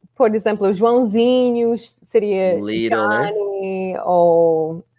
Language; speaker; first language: Portuguese; non-native, fluent; English